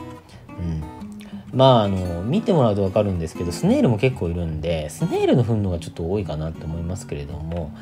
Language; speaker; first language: Japanese; native; Japanese